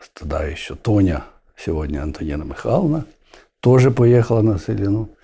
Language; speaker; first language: Russian; non-native, local second language; Ukrainian